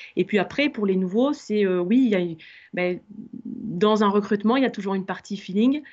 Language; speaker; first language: French; native; French